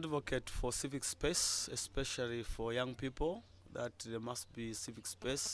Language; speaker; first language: English; non-native, local second language; Bemba